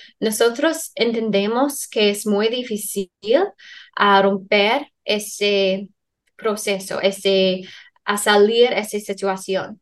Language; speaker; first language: Spanish; non-native, fluent; English